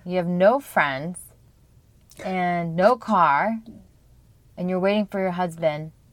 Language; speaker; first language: English; early bilingual, other home language; Korean